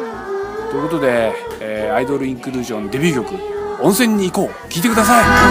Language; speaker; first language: Japanese; native; Japanese